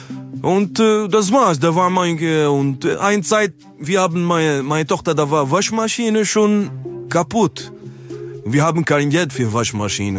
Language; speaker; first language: German; non-native, learner; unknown